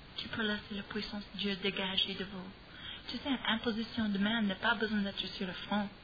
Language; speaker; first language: French; non-native, fluent; English